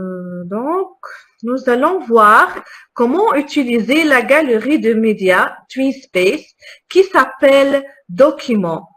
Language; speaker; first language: French; non-native, local second language; Arabic